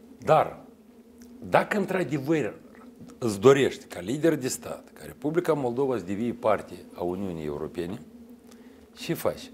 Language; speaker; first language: Romanian; native; Romanian